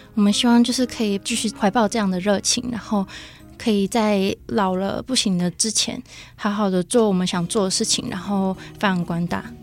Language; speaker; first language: Chinese; native; Chinese